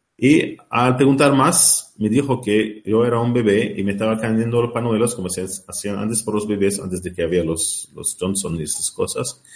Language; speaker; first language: Spanish; non-native, learner; Arabic